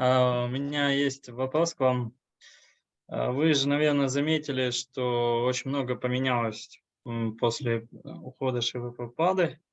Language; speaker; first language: Russian; native; Russian